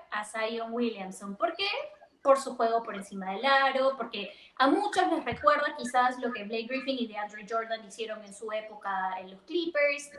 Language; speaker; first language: Spanish; native; Spanish